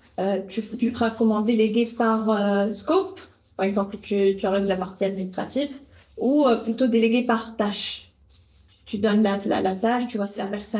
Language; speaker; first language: French; native; French